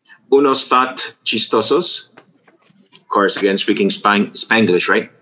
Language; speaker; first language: English; early bilingual, other home language; Spanish